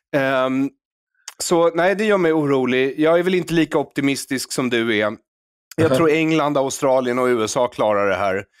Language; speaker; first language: Swedish; native; Swedish